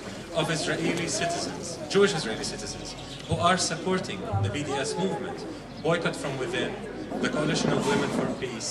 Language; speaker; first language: English; non-native, fluent; Arabic